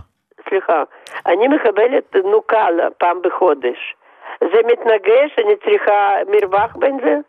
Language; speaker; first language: Hebrew; non-native, fluent; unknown